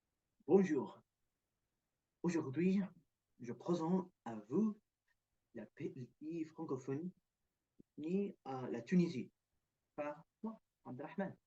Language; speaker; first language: French; non-native, learner; Arabic